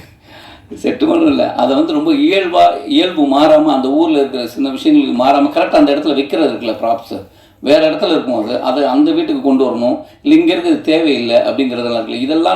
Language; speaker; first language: Tamil; native; Tamil